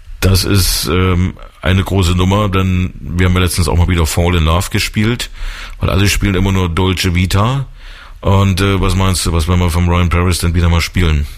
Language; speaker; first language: German; native; German